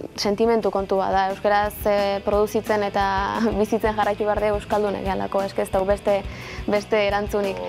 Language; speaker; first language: Basque; native; Basque